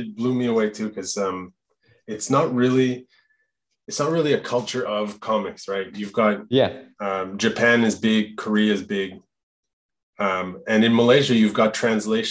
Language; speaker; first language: English; non-native, fluent; French